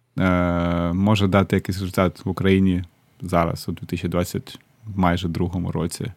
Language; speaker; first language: Russian; native; Russian